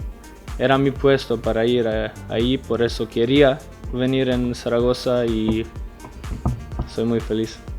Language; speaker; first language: Spanish; non-native, fluent; Slovenian